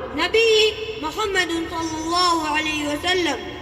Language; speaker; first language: Arabic; non-native, learner; Urdu